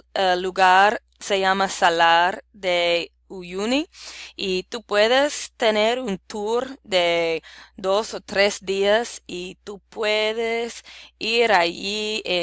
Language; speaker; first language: Spanish; non-native, learner; English